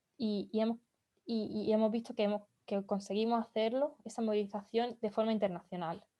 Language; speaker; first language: Spanish; native; Spanish